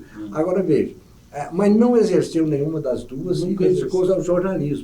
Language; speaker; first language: Portuguese; native; Portuguese